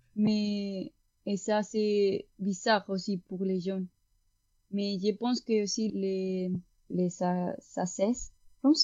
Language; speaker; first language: French; non-native, fluent; Spanish